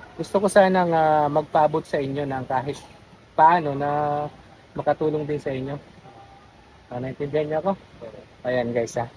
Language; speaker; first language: Filipino; native; Filipino